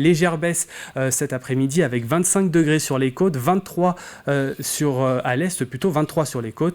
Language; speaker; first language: French; native; French